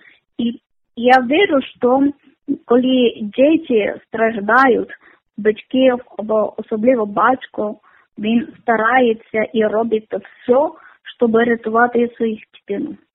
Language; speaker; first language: Ukrainian; non-native, learner; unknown